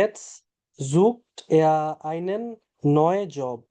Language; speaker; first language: German; non-native, learner; Bangla